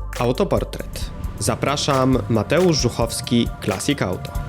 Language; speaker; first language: Polish; native; Polish